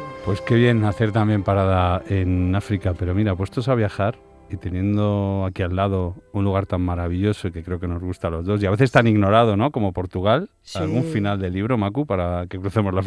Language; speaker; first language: Spanish; native; Spanish